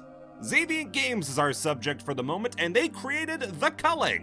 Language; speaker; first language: English; native; English